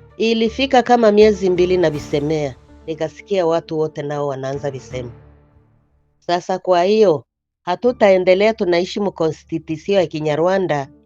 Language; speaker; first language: Swahili; native; Swahili